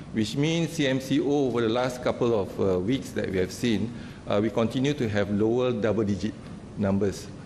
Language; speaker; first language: English; non-native, local second language; Malay